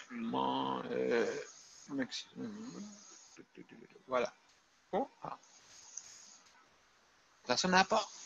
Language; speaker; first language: French; native; French